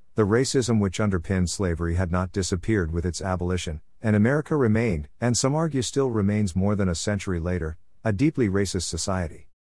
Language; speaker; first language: English; native; English